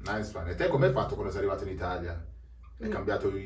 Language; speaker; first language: Italian; native; Italian